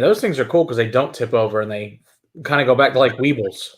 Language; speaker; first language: English; native; English